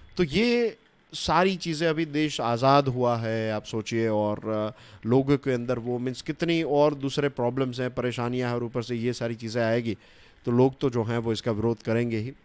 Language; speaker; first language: Hindi; non-native, local second language; Gujarati